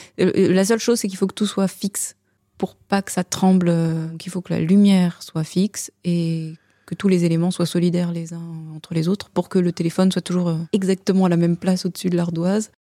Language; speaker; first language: French; native; French